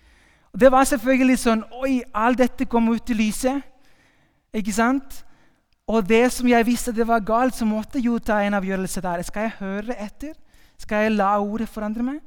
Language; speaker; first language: Norwegian; non-native, fluent; Spanish